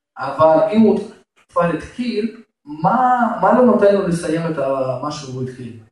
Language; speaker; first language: Hebrew; non-native, fluent; Russian